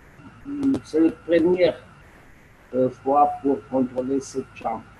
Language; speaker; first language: French; non-native, learner; Romanian